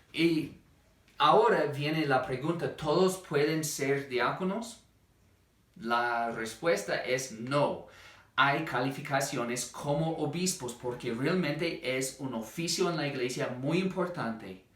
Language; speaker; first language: Spanish; non-native, fluent; English